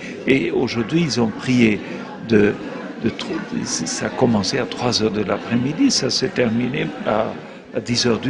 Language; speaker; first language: French; non-native, fluent; German